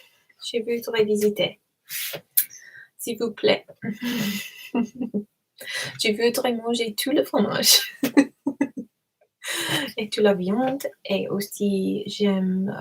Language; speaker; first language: French; non-native, learner; English